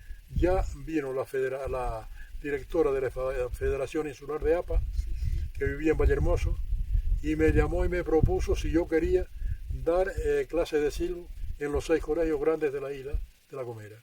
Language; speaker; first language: Spanish; native; Spanish